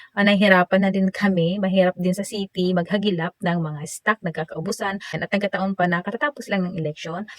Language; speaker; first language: Filipino; non-native, local second language; Waray